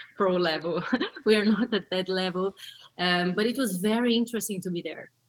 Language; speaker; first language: English; early bilingual, other home language; Portuguese